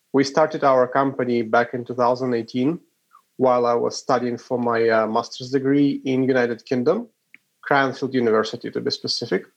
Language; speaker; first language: English; non-native, fluent; Ukrainian